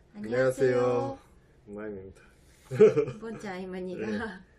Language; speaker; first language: Korean; non-native, learner; Japanese